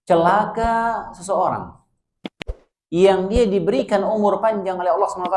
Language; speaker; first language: Indonesian; native; Indonesian